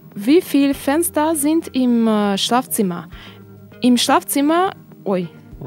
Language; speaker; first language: German; non-native, learner; Russian